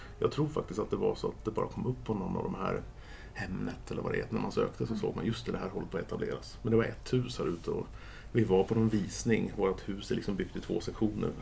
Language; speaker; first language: Swedish; native; Swedish